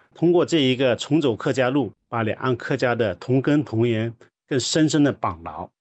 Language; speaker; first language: Chinese; non-native, local second language; Hakka Chinese